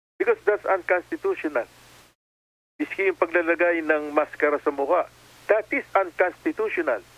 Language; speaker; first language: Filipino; native; Filipino